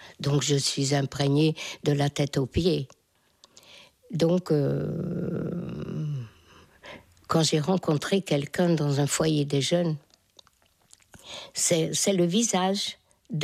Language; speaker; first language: French; non-native, fluent; Hungarian